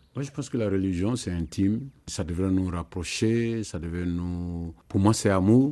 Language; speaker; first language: French; non-native, local second language; Mandingo